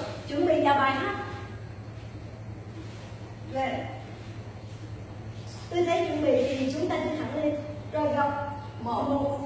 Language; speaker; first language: Vietnamese; native; Vietnamese